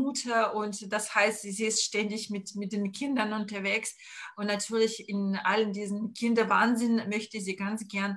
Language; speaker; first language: German; non-native, fluent; Russian